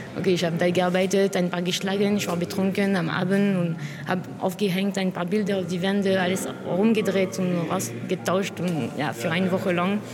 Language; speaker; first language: German; non-native, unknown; French